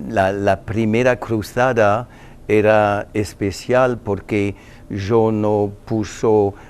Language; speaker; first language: Spanish; non-native, learner; French